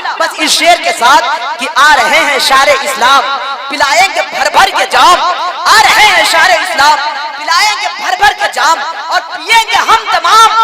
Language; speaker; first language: Urdu; native; Urdu